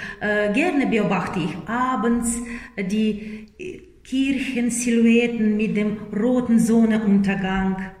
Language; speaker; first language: German; non-native, fluent; Russian